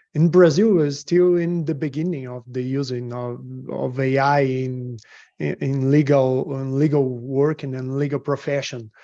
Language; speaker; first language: English; non-native, fluent; Portuguese